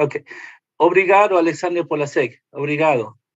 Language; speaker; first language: Portuguese; non-native, learner; Spanish